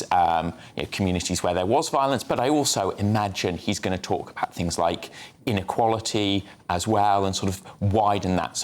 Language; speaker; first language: English; native; English